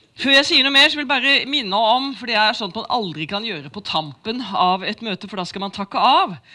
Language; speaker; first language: Norwegian; native; Norwegian